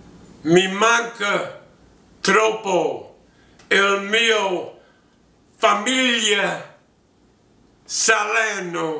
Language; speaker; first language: Italian; early bilingual, heritage; English